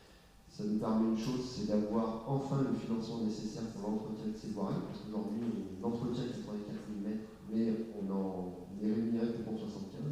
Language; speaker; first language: French; native; French